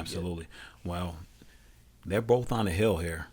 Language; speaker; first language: English; native; English